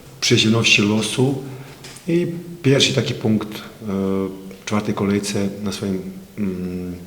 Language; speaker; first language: Polish; non-native, fluent; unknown